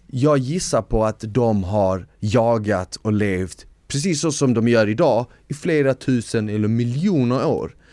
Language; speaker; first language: Swedish; early bilingual, other home language; Bosnian